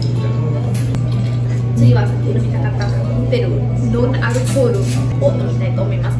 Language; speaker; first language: Japanese; non-native, fluent; Italian